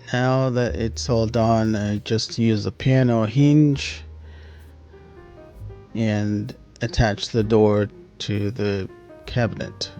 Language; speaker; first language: English; native; English